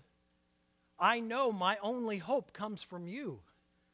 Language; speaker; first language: English; native; English